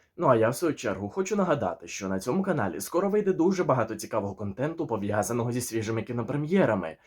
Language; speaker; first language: Ukrainian; native; Ukrainian